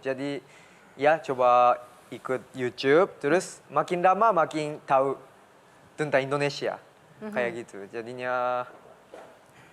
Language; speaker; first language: Indonesian; early bilingual, heritage; Japanese